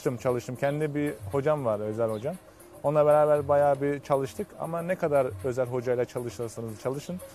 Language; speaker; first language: Turkish; early bilingual, heritage; Turkish